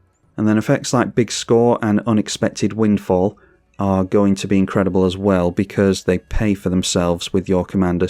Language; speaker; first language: English; native; English